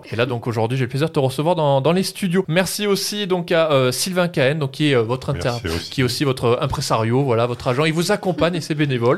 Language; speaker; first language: French; native; French